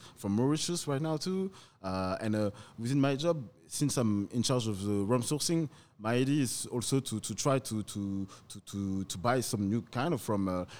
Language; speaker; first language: English; non-native, fluent; French